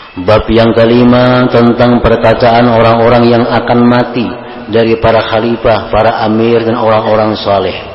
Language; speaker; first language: Indonesian; non-native, local second language; Banjar